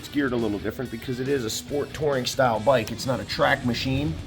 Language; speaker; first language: English; native; English